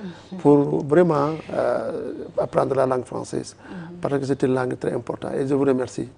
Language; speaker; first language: French; non-native, learner; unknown